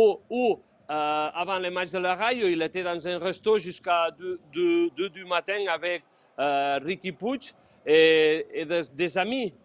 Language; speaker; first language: French; non-native, fluent; Spanish